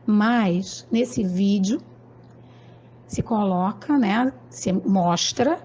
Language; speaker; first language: Portuguese; native; Portuguese